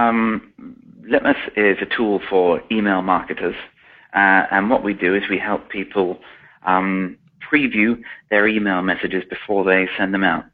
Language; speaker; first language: English; native; English